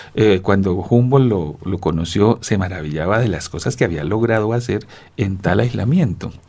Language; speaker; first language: Spanish; native; Spanish